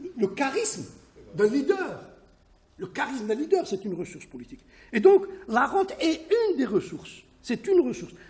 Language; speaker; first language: French; non-native, local second language; Arabic